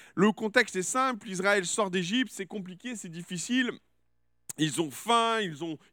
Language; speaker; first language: French; native; French